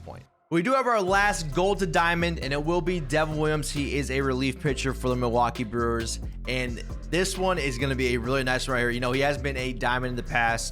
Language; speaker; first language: English; native; English